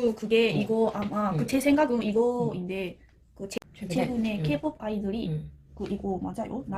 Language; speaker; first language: Korean; non-native, learner; Japanese